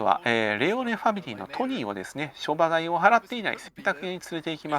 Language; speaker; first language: Japanese; native; Japanese